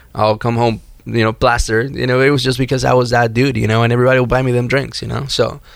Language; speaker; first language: English; early bilingual, other home language; Spanish